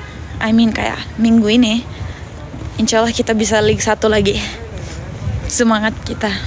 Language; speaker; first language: Indonesian; non-native, learner; Turkish